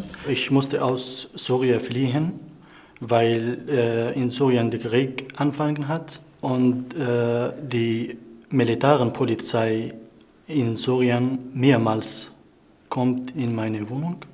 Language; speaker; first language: German; non-native, learner; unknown